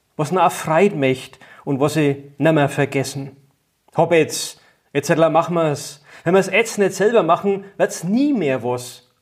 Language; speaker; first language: German; native; German